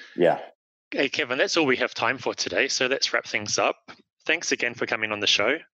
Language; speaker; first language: English; native; English